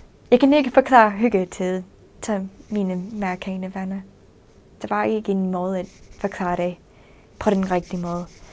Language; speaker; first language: Danish; non-native, fluent; English